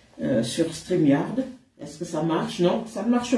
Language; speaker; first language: French; native; French